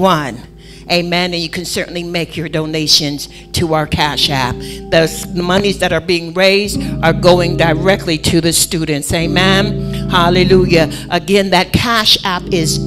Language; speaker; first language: English; native; English